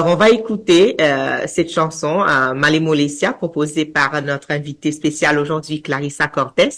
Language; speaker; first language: French; native; French